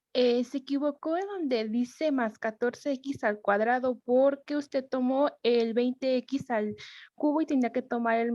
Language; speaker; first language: Spanish; native; Spanish